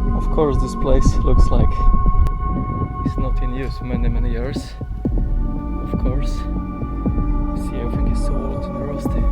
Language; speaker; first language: English; non-native, fluent; Polish